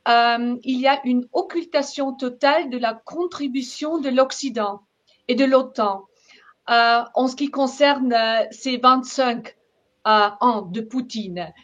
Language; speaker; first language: French; non-native, fluent; German